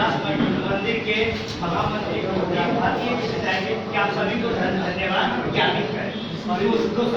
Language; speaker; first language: Hindi; native; Hindi